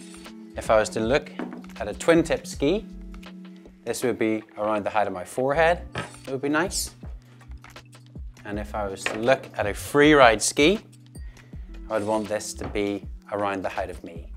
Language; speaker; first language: English; native; English